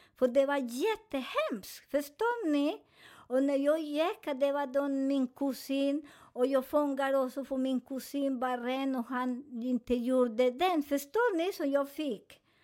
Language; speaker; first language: Swedish; non-native, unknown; Spanish